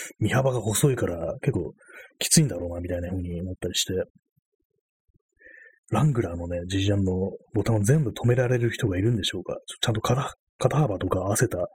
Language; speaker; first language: Japanese; native; Japanese